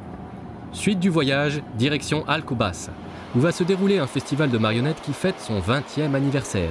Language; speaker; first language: French; native; French